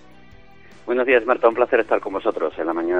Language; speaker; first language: Spanish; native; Spanish